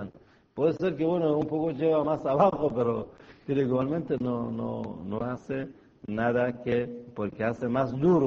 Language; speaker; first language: Spanish; non-native, fluent; Persian